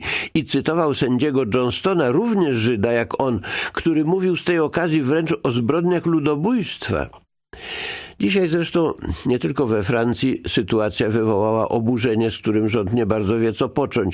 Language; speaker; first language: Polish; native; Polish